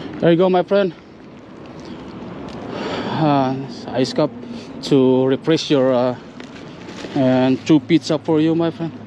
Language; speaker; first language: English; non-native, learner; Filipino